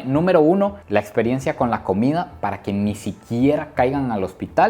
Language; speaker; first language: Spanish; native; Spanish